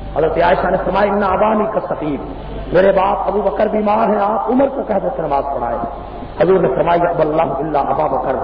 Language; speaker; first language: Urdu; non-native, local second language; Punjabi